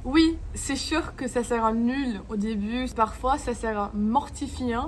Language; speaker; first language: French; non-native, fluent; English